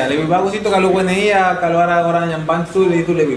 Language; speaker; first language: Indonesian; non-native, fluent; Spanish